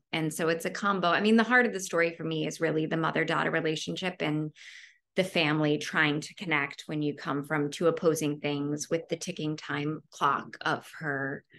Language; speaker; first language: English; native; English